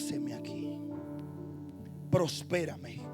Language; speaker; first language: Spanish; native; Spanish